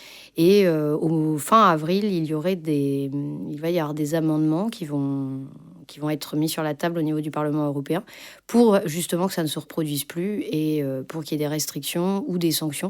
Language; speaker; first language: French; native; French